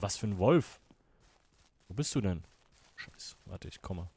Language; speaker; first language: German; native; German